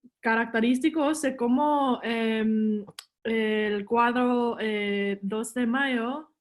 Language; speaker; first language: Spanish; non-native, learner; English